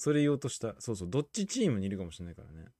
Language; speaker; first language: Japanese; native; Japanese